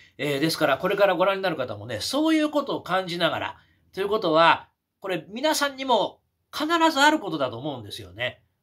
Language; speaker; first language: Japanese; native; Japanese